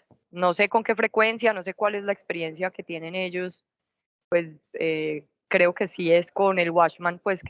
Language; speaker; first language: Spanish; native; Spanish